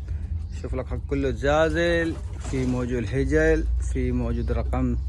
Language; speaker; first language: Arabic; non-native, learner; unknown